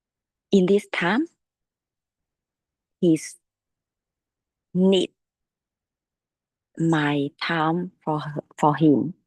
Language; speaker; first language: English; non-native, learner; Vietnamese